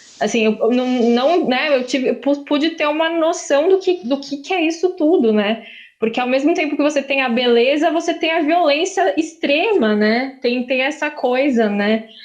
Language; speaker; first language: Portuguese; native; Portuguese